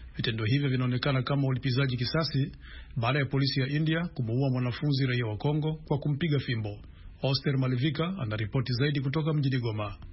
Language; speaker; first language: Swahili; non-native, local second language; Rundi